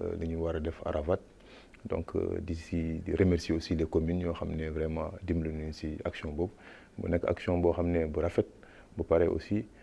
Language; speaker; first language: Wolof; non-native, local second language; Fula